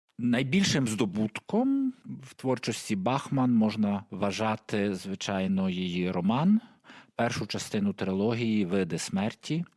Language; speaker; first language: Ukrainian; native; Ukrainian